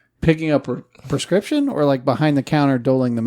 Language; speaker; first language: English; native; English